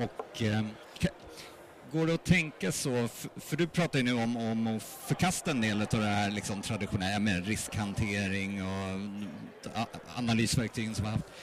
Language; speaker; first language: Swedish; native; Swedish